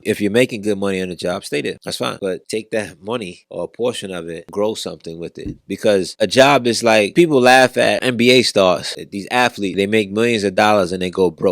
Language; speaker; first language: English; native; English